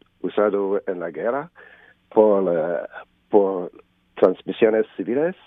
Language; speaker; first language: Spanish; non-native, learner; French